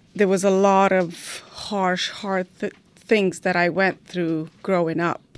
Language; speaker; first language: English; non-native, fluent; Romanian